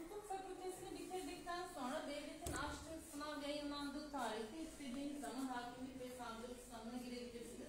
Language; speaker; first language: Turkish; native; Turkish